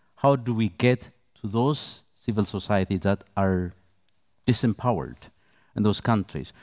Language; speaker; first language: English; non-native, fluent; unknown